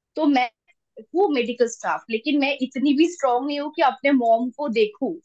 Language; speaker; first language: Hindi; non-native, local second language; Bangla